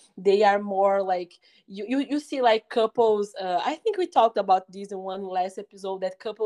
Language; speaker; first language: English; non-native, fluent; Portuguese